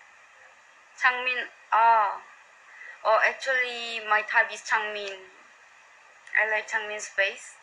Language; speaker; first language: English; non-native, learner; Korean